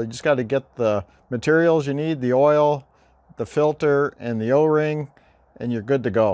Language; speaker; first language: English; native; English